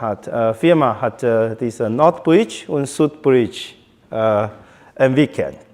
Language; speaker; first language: German; non-native, learner; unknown